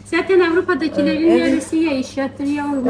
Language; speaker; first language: Turkish; native; Turkish